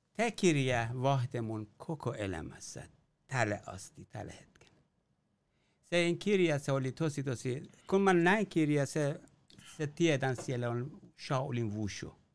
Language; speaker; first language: Finnish; non-native, learner; Persian